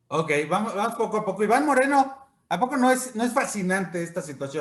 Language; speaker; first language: Spanish; native; Spanish